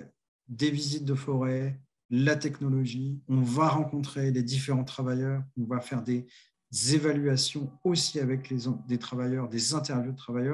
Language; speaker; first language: French; native; French